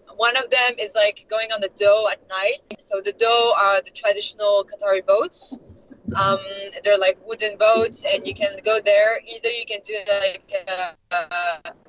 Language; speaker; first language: English; non-native, fluent; French